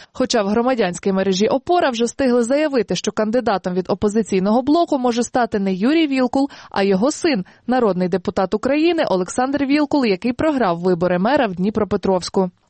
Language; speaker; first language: Ukrainian; native; Ukrainian